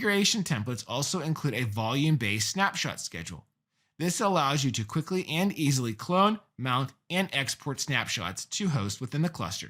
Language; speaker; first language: English; native; English